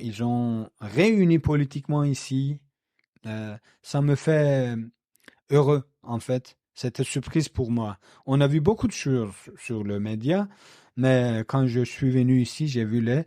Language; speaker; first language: French; non-native, learner; Kurdish